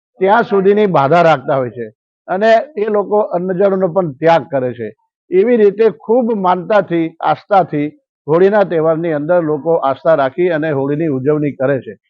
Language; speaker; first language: Gujarati; non-native, local second language; Rathawi